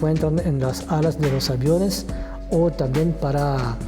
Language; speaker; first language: Spanish; non-native, fluent; French